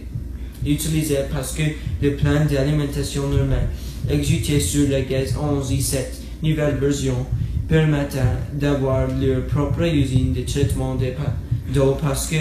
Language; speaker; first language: French; non-native, learner; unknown